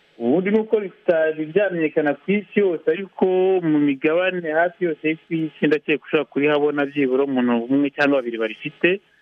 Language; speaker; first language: Kinyarwanda; early bilingual, heritage; Kinyarwanda